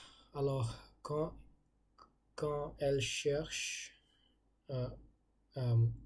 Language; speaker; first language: French; non-native, learner; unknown